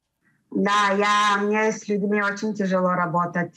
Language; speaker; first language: Russian; early bilingual, heritage; Russian